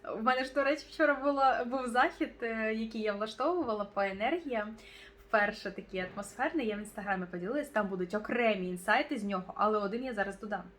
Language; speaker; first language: Ukrainian; non-native, local second language; Russian